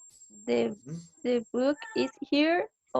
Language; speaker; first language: English; non-native, learner; Spanish